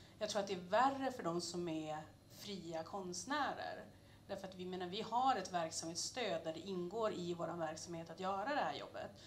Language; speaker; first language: Swedish; native; Swedish